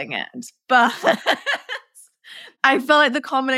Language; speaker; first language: English; native; English